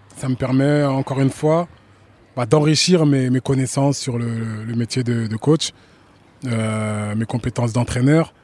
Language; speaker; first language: French; native; French